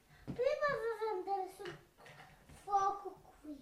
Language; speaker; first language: Italian; early bilingual, heritage; Italian